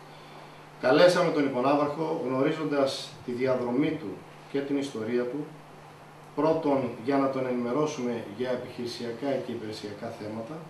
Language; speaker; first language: Greek; native; Greek